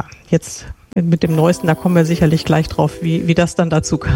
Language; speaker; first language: German; native; German